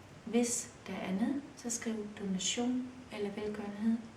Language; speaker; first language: Danish; early bilingual, other home language; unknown